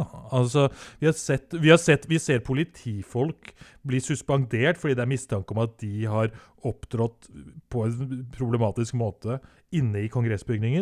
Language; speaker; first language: Norwegian; native; Norwegian